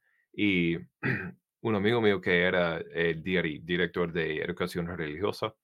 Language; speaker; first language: Spanish; non-native, fluent; English